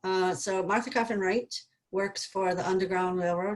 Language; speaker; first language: English; native; English